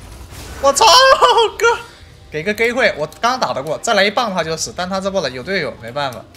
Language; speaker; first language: Chinese; native; Chinese